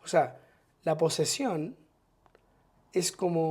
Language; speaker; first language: Spanish; native; Spanish